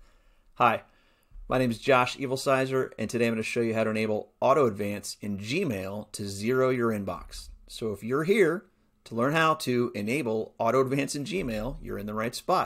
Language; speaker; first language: English; native; English